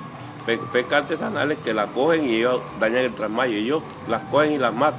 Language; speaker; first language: Spanish; native; Spanish